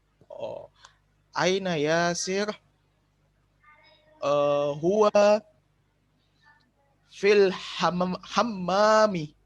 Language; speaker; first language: Arabic; non-native, learner; Indonesian